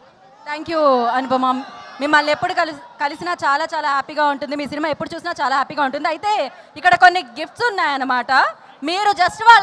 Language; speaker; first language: Telugu; native; Telugu